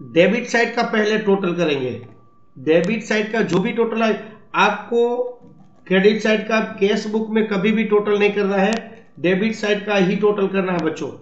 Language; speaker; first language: Hindi; non-native, local second language; Gujarati